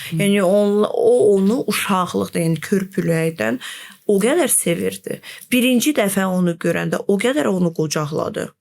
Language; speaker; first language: Azerbaijani; non-native, fluent; Russian